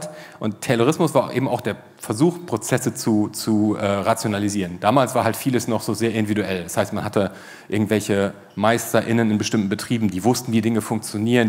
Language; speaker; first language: German; native; German